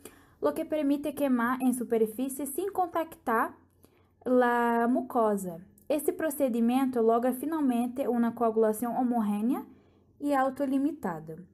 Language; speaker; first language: Portuguese; non-native, learner; Spanish